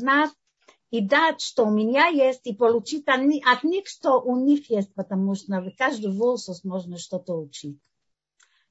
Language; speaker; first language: Russian; non-native, fluent; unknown